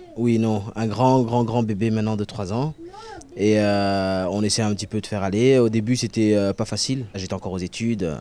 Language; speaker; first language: French; native; French